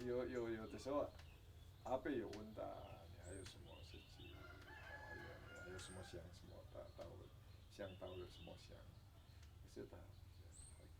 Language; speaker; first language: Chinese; non-native, learner; Indonesian